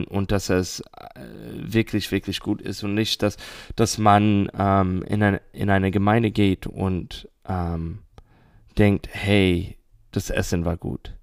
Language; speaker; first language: German; non-native, learner; English